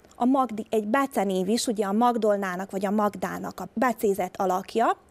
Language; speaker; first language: Hungarian; native; Hungarian